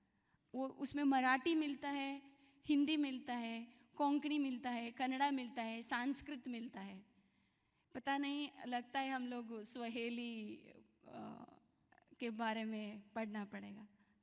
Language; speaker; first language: Hindi; non-native, local second language; Kannada